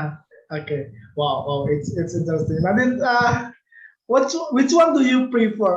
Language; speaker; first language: English; non-native, learner; Indonesian